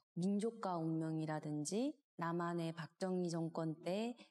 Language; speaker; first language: Korean; native; Korean